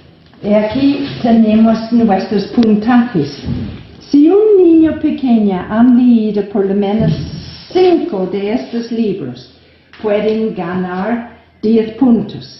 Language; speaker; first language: Spanish; non-native, fluent; English